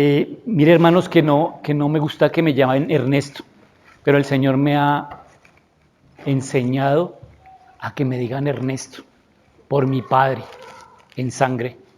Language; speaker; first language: Spanish; native; Spanish